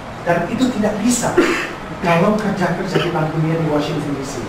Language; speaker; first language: Indonesian; non-native, fluent; English